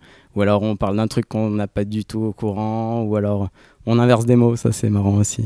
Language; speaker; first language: French; native; French